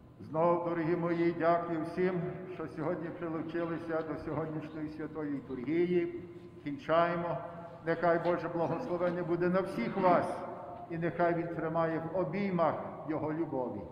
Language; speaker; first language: Ukrainian; early bilingual, heritage; Ukrainian